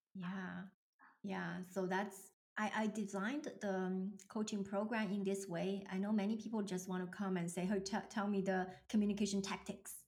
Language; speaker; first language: English; non-native, fluent; Chinese